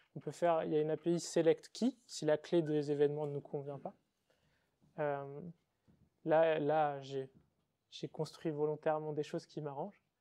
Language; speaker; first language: French; native; French